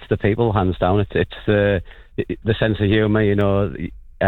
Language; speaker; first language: English; native; English